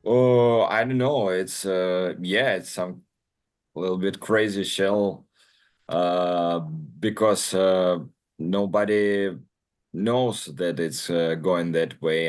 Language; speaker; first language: English; non-native, learner; Russian